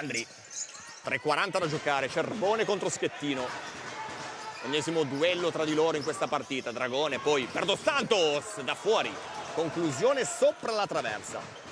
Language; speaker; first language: Italian; native; Italian